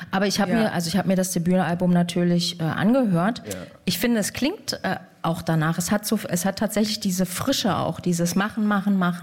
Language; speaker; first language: German; native; German